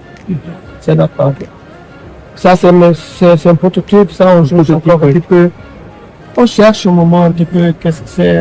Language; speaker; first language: French; non-native, learner; German